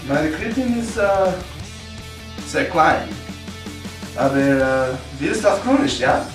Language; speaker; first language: German; non-native, learner; English